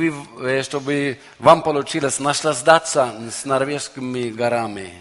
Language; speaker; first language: Russian; non-native, learner; Norwegian